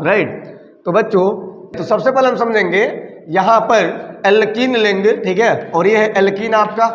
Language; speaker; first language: Hindi; native; Hindi